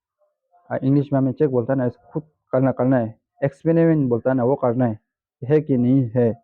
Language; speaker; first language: Hindi; non-native, fluent; Tibetan